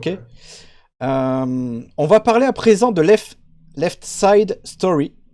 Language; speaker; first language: French; native; French